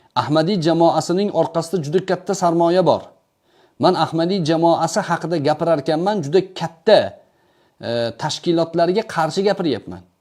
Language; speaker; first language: Uzbek; native; Uzbek